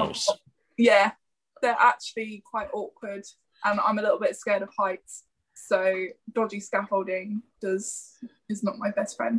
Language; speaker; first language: English; native; English